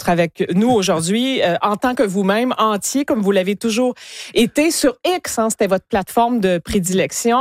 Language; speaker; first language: French; native; French